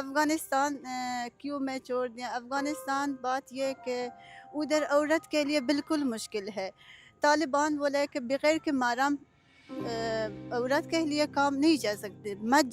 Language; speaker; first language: Hindi; non-native, learner; Persian